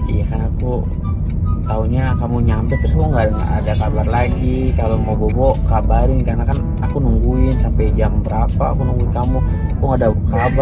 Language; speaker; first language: Indonesian; native; Indonesian